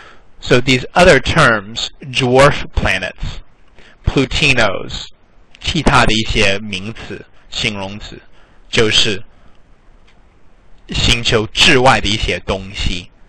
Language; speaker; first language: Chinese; non-native, fluent; English